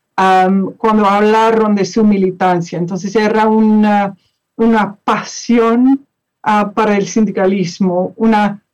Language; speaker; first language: Spanish; non-native, fluent; English